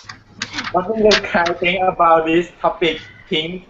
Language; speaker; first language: English; non-native, learner; Thai